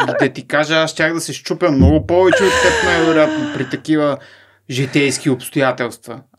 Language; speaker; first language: Bulgarian; native; Bulgarian